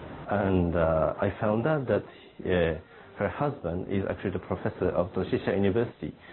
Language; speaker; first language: English; non-native, fluent; Japanese